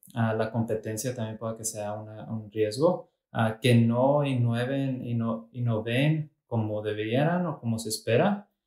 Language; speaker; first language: Spanish; early bilingual, heritage; Spanish